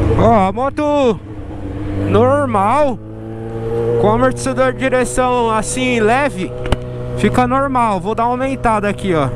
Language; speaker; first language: Portuguese; native; Portuguese